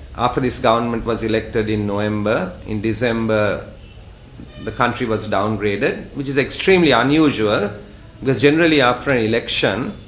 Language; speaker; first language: English; non-native, local second language; Sinhala